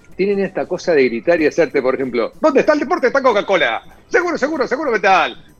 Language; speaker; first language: Spanish; native; Spanish